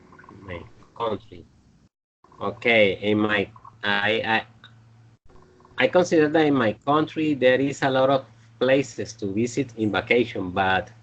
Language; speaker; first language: English; non-native, learner; Spanish